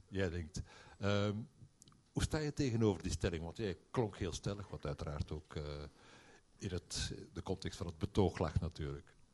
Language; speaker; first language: Dutch; native; Dutch